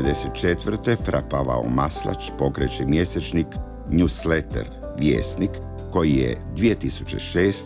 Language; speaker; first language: Croatian; native; Croatian